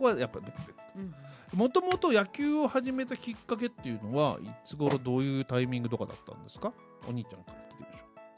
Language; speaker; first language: Japanese; native; Japanese